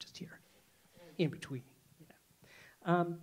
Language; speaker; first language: English; native; English